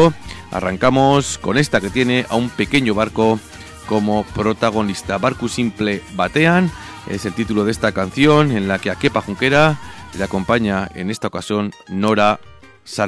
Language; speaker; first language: Spanish; native; Spanish